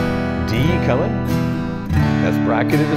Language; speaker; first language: English; native; English